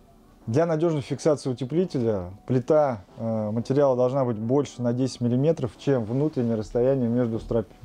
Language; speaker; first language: Russian; native; Russian